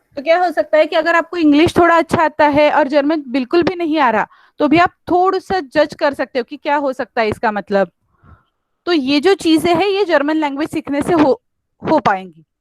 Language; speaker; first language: Hindi; non-native, local second language; Marathi